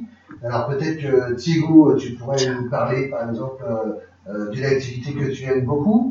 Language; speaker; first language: French; native; French